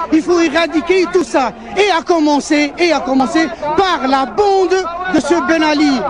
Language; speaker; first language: French; non-native, local second language; Arabic